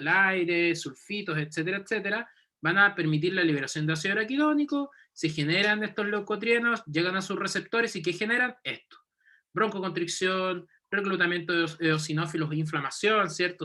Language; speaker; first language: Spanish; native; Spanish